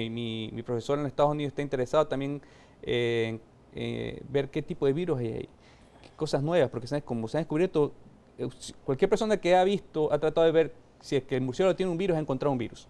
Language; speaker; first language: Spanish; native; Spanish